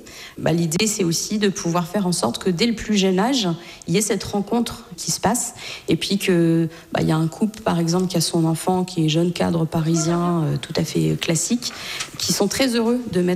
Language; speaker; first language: French; native; French